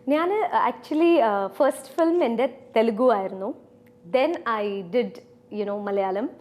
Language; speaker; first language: Malayalam; non-native, fluent; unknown